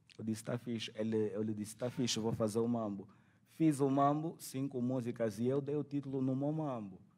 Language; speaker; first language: Portuguese; native; Portuguese